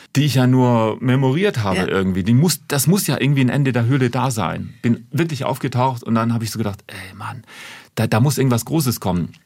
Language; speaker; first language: German; native; German